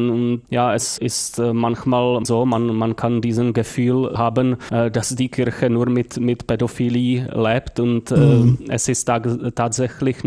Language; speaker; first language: German; non-native, fluent; Czech